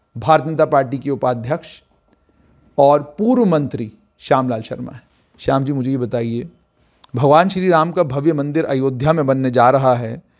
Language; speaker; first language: Hindi; non-native, local second language; Dogri